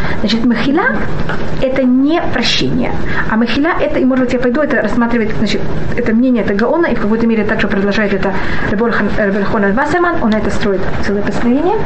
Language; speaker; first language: Russian; early bilingual, heritage; Russian